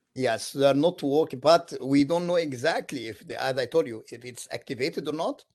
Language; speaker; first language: English; non-native, fluent; Arabic